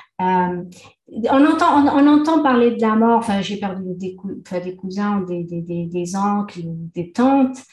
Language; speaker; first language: French; non-native, local second language; Arabic